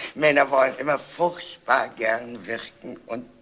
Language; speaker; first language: German; native; German